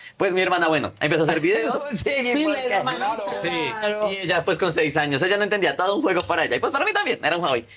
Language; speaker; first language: Spanish; native; Spanish